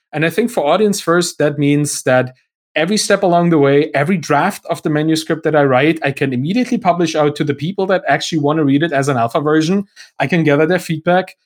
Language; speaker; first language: English; non-native, fluent; German